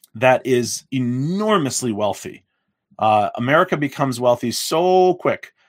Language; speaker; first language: English; native; English